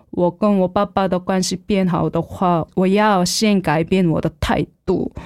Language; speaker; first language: Chinese; non-native, fluent; Korean